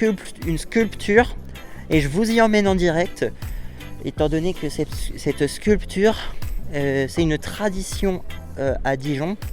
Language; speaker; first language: French; native; French